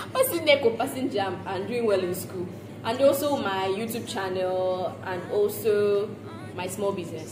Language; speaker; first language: English; non-native, local second language; Yoruba